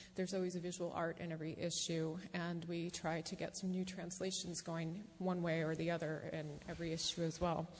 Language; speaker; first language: English; native; English